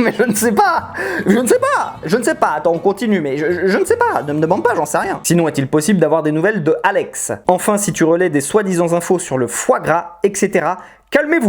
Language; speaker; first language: French; native; French